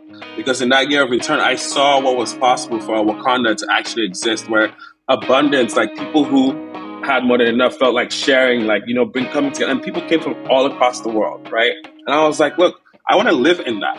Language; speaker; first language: English; non-native, local second language; Igbo